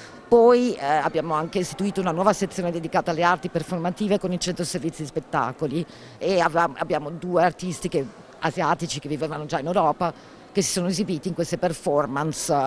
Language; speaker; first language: Italian; native; Italian